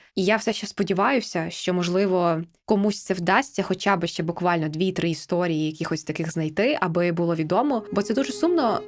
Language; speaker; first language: Ukrainian; native; Ukrainian